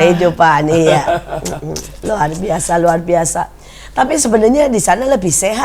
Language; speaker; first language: Indonesian; native; Indonesian